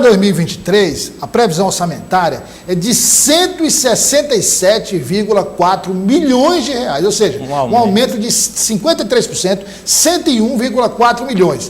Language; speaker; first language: Portuguese; native; Portuguese